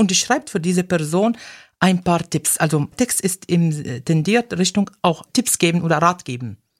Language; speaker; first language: German; non-native, fluent; Arabic